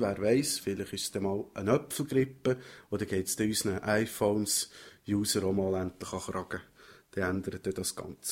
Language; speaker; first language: German; native; German